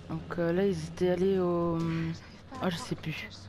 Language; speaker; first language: French; native; French